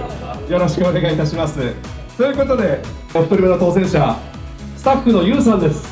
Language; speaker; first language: Japanese; native; Japanese